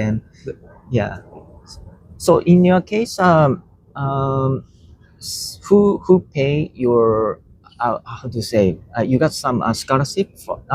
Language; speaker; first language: English; non-native, learner; Japanese